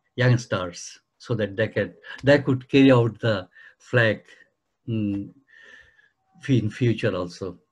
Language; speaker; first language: English; non-native, local second language; Bangla